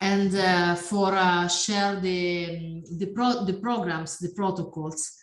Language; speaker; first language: English; non-native, learner; Italian